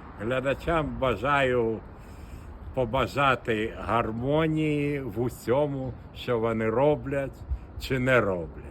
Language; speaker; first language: Ukrainian; non-native, local second language; Russian